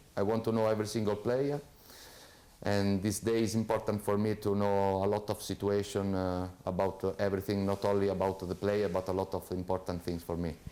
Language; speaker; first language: English; non-native, fluent; Italian